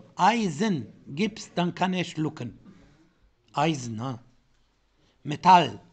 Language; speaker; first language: German; non-native, fluent; Arabic